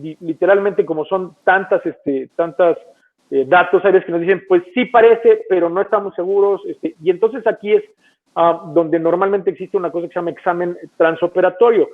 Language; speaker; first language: Spanish; native; Spanish